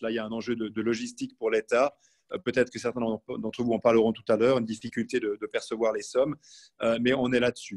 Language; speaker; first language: French; native; French